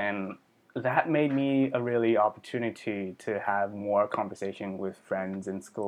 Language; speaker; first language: English; early bilingual, other home language; Japanese